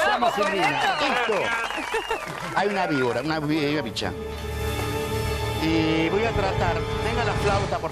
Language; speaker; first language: Spanish; native; Spanish